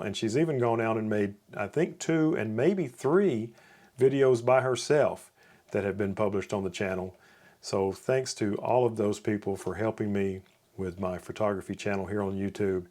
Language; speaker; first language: English; native; English